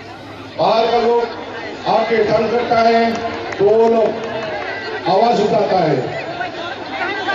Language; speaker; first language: Hindi; non-native, local second language; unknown